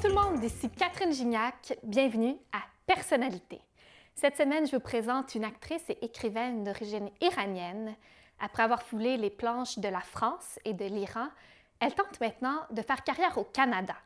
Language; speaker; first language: French; native; French